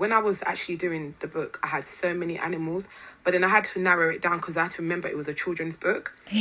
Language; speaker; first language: English; non-native, fluent; Lingala